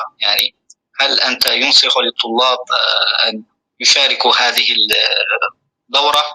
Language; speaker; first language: Arabic; non-native, fluent; Uzbek